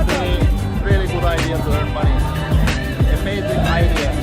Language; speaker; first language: English; non-native, learner; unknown